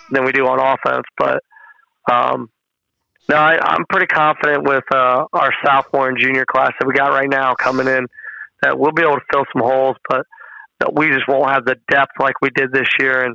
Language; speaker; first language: English; native; English